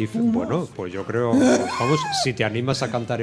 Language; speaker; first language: Spanish; native; Spanish